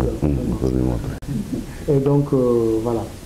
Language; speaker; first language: French; non-native, local second language; Wolof